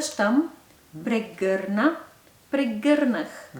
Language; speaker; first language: Bulgarian; non-native, fluent; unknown